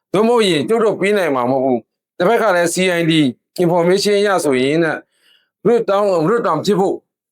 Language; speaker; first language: Burmese; non-native, local second language; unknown